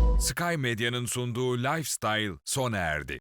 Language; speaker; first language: Turkish; native; Turkish